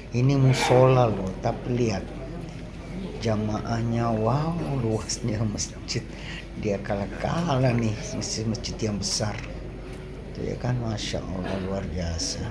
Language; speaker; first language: Indonesian; native; Indonesian